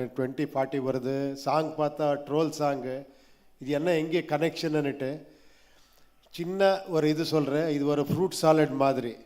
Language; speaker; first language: Tamil; non-native, learner; Kannada